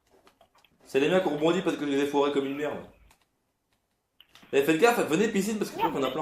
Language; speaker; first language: French; native; French